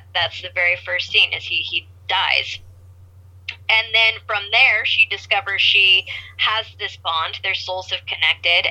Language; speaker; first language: English; native; English